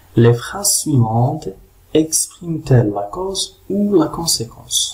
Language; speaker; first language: French; non-native, local second language; Arabic